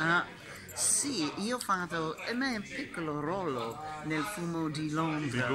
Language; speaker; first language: Italian; non-native, fluent; English